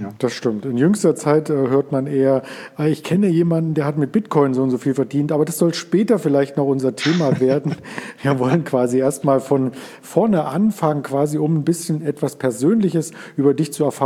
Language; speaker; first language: German; native; German